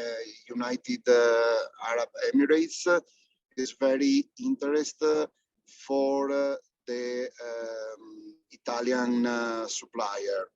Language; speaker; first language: English; non-native, fluent; Italian